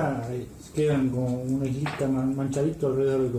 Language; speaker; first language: Spanish; native; Spanish